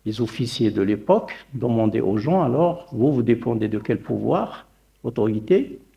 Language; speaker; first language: French; non-native, local second language; Arabic